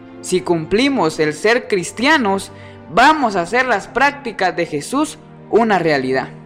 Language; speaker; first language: Spanish; native; Spanish